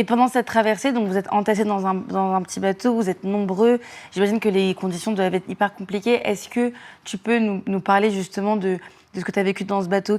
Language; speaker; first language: French; native; French